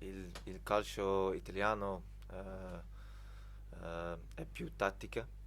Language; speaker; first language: Italian; non-native, fluent; Dutch